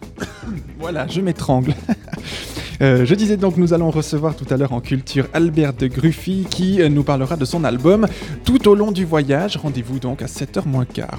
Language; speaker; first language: French; native; French